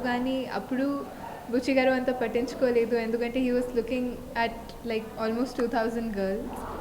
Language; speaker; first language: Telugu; non-native, fluent; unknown